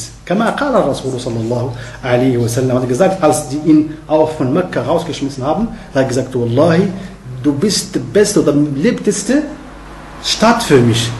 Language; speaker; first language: German; non-native, fluent; Arabic